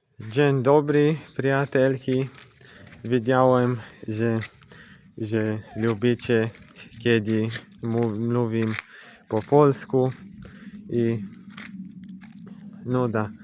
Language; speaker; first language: Polish; non-native, learner; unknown